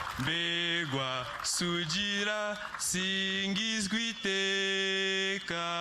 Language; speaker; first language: Kinyarwanda; non-native, learner; French